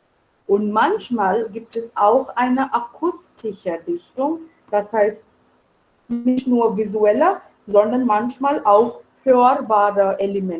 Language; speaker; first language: German; non-native, fluent; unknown